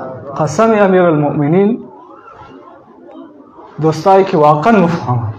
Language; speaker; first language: Persian; native; Persian